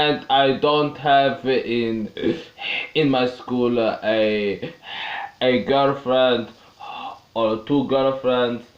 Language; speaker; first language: English; non-native, learner; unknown